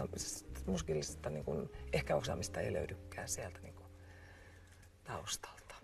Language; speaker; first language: Finnish; native; Finnish